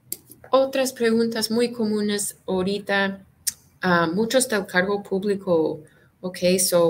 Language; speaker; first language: Spanish; non-native, fluent; English